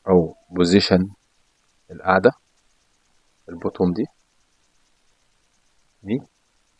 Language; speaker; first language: Arabic; native; Arabic